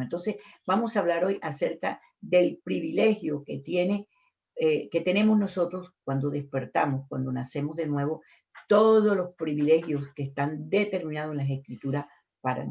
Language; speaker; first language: Spanish; native; Spanish